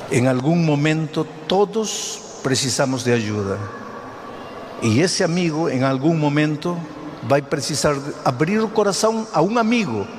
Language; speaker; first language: Portuguese; non-native, fluent; Spanish